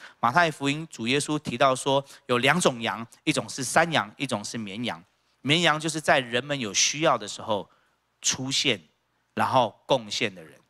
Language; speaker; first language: Chinese; native; Chinese